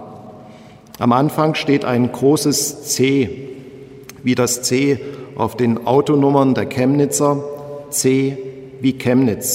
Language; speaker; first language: German; native; German